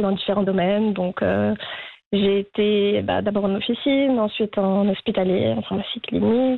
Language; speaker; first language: French; non-native, local second language; Arabic